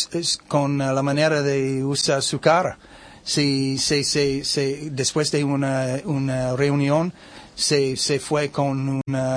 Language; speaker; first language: Spanish; non-native, learner; English